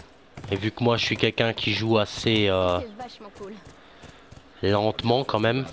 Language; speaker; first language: French; native; French